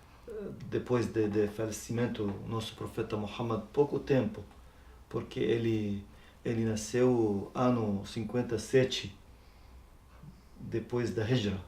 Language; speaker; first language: Portuguese; non-native, learner; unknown